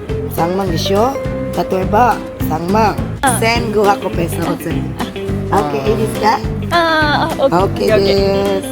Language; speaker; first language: Japanese; non-native, learner; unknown